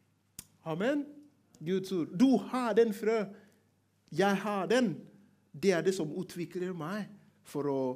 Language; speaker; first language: Swedish; non-native, learner; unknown